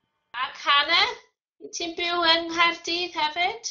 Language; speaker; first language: Welsh; non-native, fluent; English